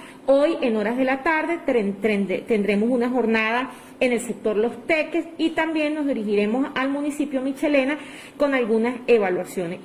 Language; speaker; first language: Spanish; native; Spanish